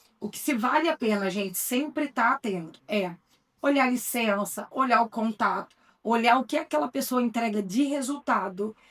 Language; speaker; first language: Portuguese; native; Portuguese